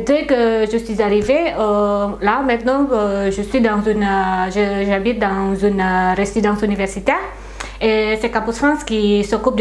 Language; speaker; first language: French; non-native, fluent; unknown